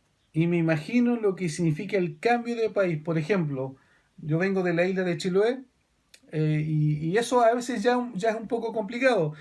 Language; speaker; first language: Spanish; native; Spanish